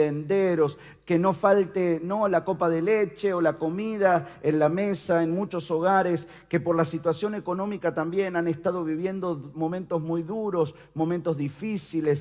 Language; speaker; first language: Spanish; native; Spanish